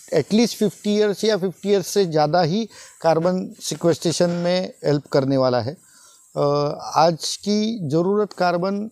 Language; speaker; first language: Hindi; non-native, local second language; Marathi